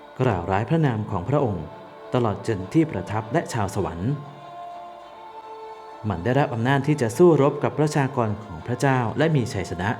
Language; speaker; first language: Thai; native; Thai